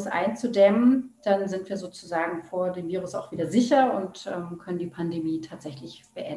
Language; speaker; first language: German; native; German